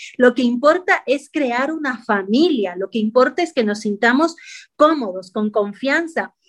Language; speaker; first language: Spanish; native; Spanish